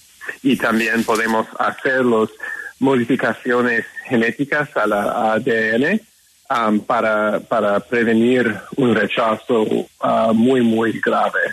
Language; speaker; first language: Spanish; non-native, fluent; English